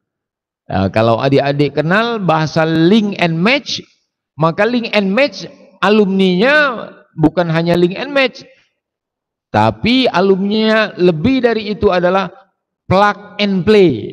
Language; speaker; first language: Indonesian; native; Indonesian